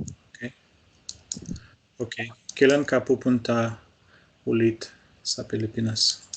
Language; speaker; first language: Filipino; non-native, learner; Russian